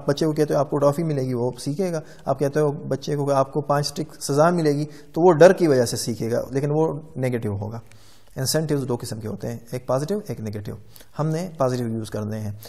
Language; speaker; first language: Urdu; non-native, local second language; Pashto